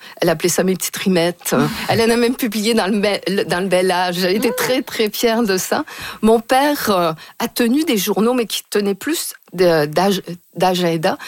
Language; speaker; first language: French; native; French